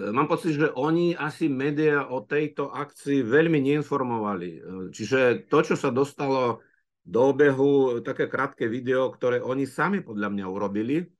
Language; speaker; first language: Slovak; non-native, fluent; Russian